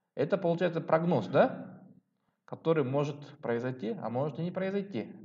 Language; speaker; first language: Russian; non-native, local second language; Kyrgyz